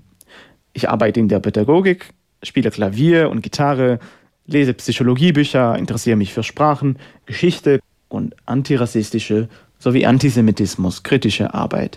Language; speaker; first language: German; non-native, fluent; Hebrew